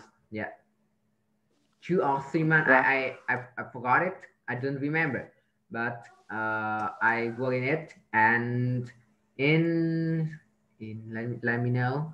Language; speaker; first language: English; non-native, learner; Vietnamese